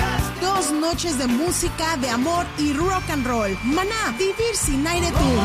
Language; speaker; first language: Spanish; native; Spanish